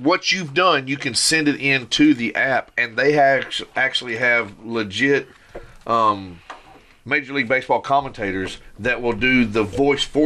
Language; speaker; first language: English; native; English